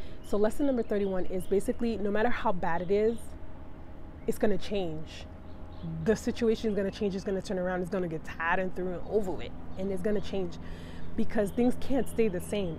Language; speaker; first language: English; early bilingual, other home language; Spanish